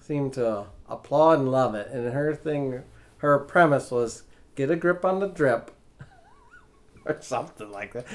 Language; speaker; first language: English; native; English